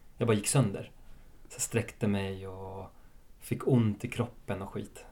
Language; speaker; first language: Swedish; early bilingual, other home language; Spanish